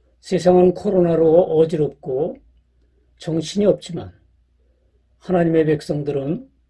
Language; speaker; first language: Korean; native; Korean